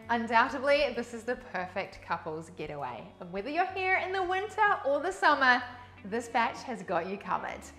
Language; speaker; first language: English; native; English